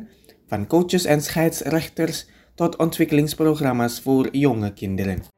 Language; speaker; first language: Dutch; non-native, fluent; Indonesian